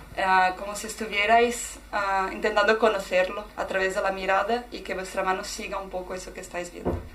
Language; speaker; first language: Spanish; non-native, fluent; Portuguese